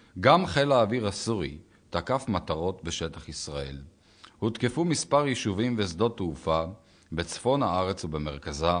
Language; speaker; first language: Hebrew; native; Hebrew